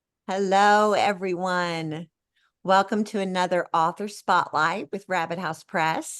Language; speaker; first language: English; native; English